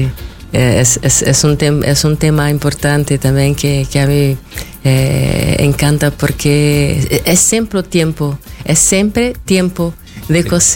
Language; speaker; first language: Spanish; non-native, fluent; Portuguese